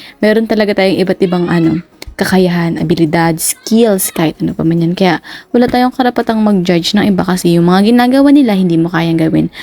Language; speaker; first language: Filipino; native; Filipino